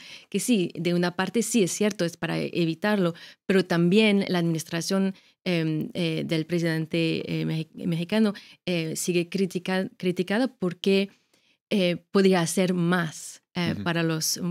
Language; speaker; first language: Spanish; non-native, fluent; French